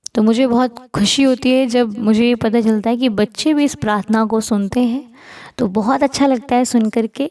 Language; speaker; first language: Hindi; native; Hindi